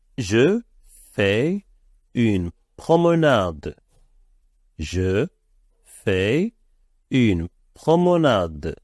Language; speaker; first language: French; non-native, fluent; Arabic